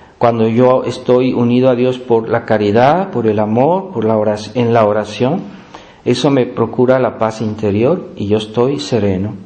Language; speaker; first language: Spanish; native; Spanish